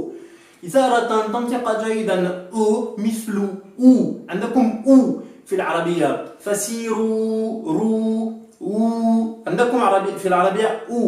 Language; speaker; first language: Arabic; non-native, fluent; French